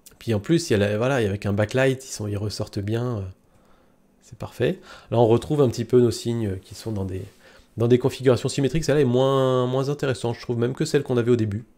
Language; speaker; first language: French; native; French